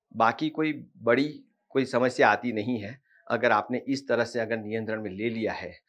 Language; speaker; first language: Hindi; non-native, local second language; Marathi